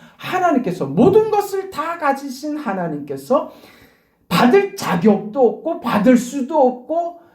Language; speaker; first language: Korean; native; Korean